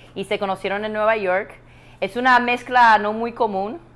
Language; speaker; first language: Spanish; early bilingual, heritage; Spanish